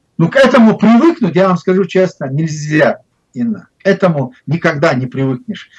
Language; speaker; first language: Russian; non-native, local second language; Chechen